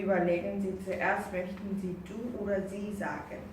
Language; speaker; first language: German; non-native, fluent; Korean